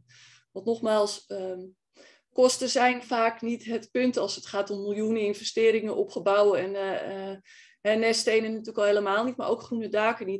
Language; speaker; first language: Dutch; native; Dutch